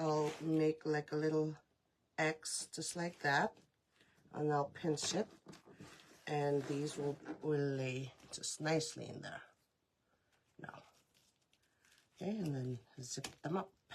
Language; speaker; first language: English; native; English